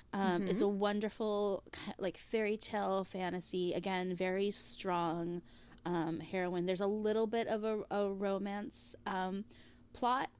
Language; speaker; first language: English; native; English